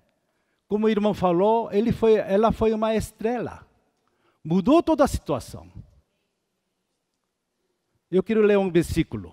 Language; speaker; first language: Portuguese; non-native, fluent; Korean